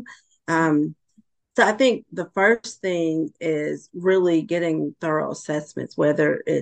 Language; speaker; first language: English; native; English